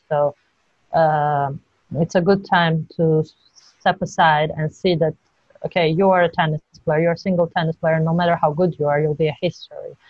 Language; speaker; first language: English; non-native, fluent; Georgian